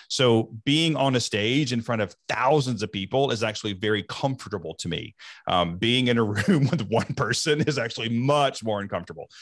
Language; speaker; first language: English; native; English